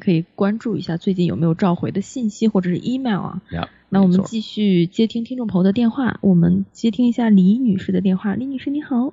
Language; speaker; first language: Chinese; native; Chinese